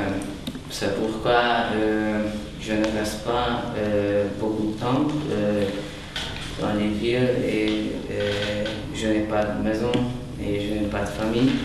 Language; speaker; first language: French; non-native, learner; Hungarian